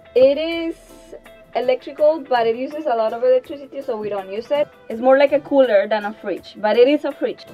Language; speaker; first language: English; non-native, fluent; Spanish